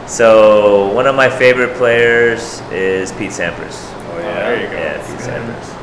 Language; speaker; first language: English; native; English